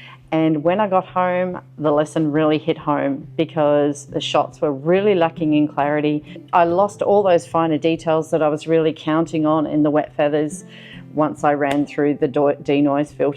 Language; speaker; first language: English; native; English